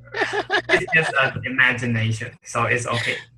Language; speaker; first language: English; non-native, learner; Chinese